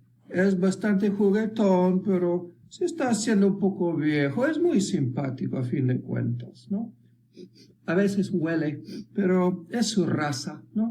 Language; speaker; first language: Spanish; early bilingual, heritage; English